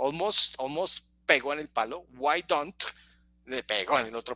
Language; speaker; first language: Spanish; native; Spanish